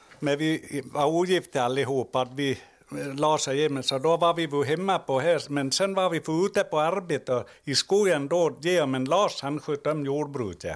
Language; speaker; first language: Swedish; native; Swedish